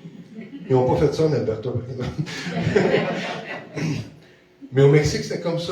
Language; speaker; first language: French; native; French